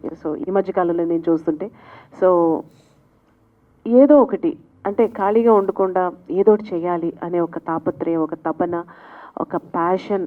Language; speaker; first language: Telugu; native; Telugu